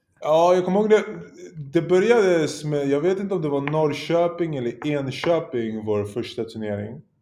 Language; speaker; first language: Swedish; early bilingual, other home language; Polish